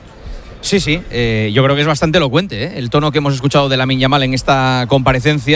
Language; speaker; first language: Spanish; native; Spanish